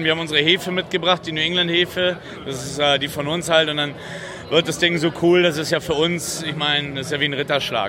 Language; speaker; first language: German; native; German